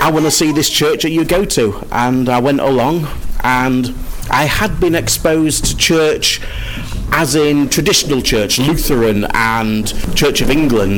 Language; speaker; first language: English; native; English